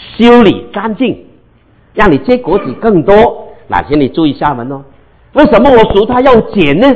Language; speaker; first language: Chinese; non-native, local second language; Cantonese